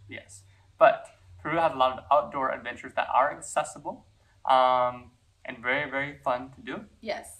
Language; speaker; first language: English; native; English